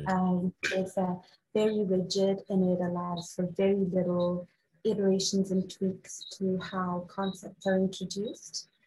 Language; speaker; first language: English; non-native, fluent; Arabic